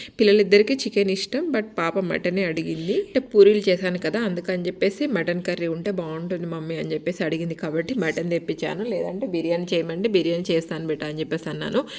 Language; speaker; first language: Telugu; native; Telugu